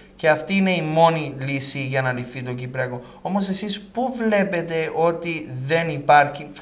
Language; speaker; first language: Greek; native; Greek